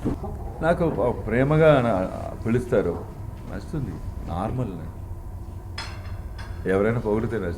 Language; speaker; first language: Telugu; non-native, learner; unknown